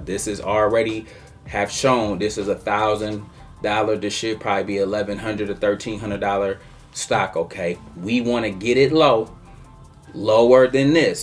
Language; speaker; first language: English; native; English